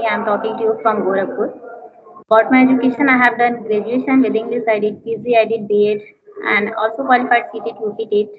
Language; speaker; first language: English; non-native, learner; Hindi